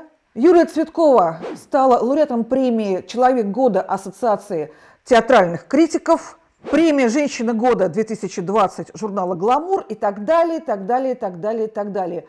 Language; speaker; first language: Russian; native; Russian